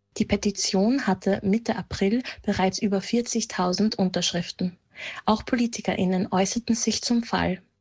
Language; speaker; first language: German; native; German